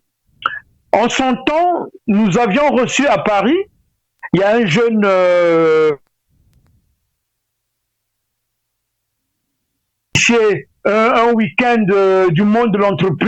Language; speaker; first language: French; non-native, local second language; Lingala